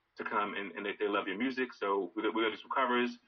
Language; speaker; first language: English; native; English